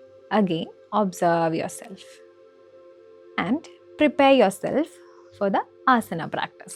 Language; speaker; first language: English; non-native, local second language; Malayalam